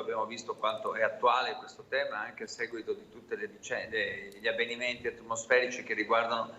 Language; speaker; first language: Italian; native; Italian